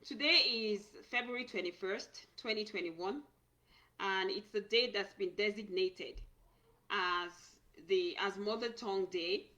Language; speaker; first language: English; non-native, local second language; Yoruba